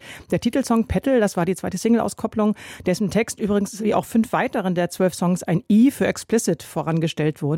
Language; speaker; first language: German; native; German